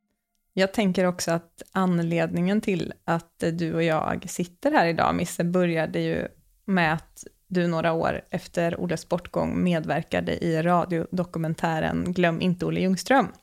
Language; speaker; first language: Swedish; native; Swedish